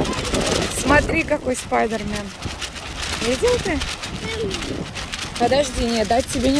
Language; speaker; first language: Russian; native; Russian